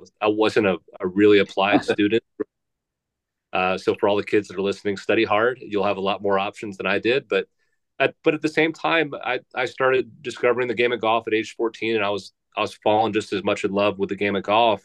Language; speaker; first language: English; native; English